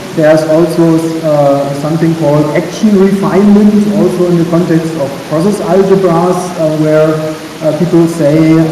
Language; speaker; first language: English; non-native, fluent; German